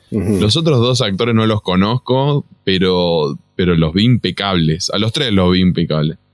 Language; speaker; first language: Spanish; native; Spanish